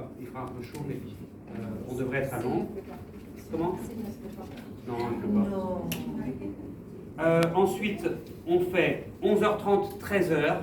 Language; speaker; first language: French; native; French